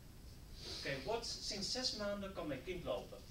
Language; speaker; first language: Dutch; non-native, fluent; English